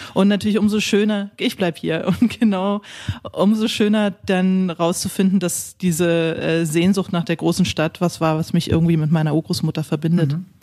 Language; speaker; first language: German; native; German